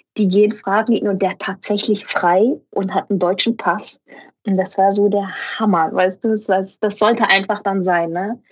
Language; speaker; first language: German; native; German